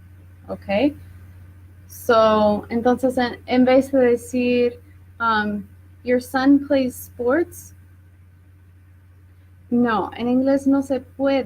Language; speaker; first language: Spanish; non-native, fluent; English